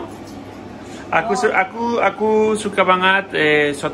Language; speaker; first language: Indonesian; non-native, learner; Spanish